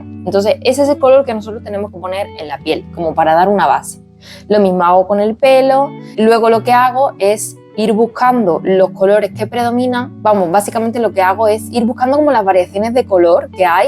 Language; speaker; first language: Spanish; native; Spanish